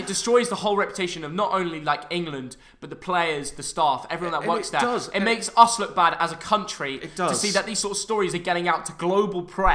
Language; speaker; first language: English; native; English